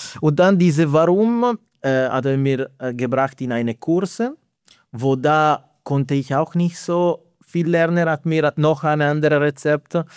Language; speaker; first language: German; non-native, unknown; Italian